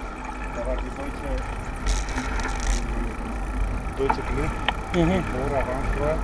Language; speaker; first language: German; non-native, learner; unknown